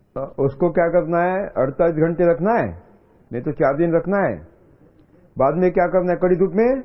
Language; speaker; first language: Hindi; non-native, local second language; Marathi